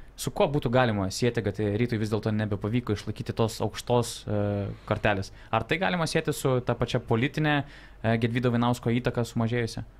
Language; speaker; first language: Lithuanian; native; Lithuanian